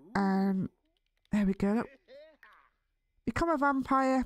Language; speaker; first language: English; native; English